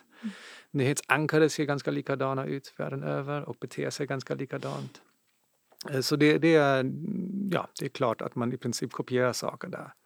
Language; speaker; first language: Swedish; non-native, fluent; German